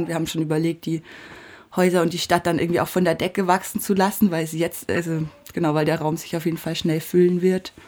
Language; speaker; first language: German; native; German